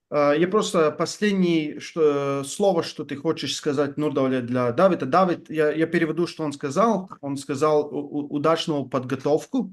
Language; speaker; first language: Russian; non-native, fluent; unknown